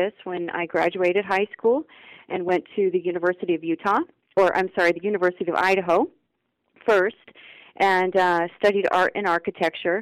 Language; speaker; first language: English; native; English